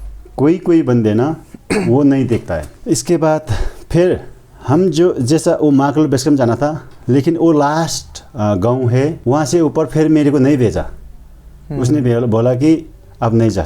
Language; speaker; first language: Hindi; non-native, fluent; Sherpa